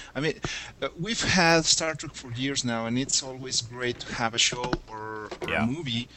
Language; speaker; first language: English; non-native, fluent; Spanish